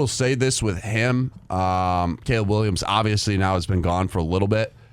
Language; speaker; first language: English; native; English